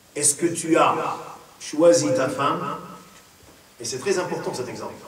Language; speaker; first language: French; non-native, local second language; Arabic